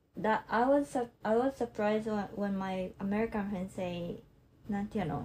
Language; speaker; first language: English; non-native, fluent; Japanese